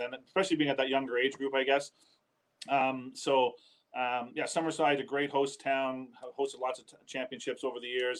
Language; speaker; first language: English; native; English